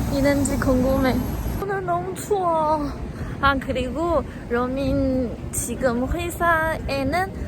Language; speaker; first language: Korean; non-native, learner; Chinese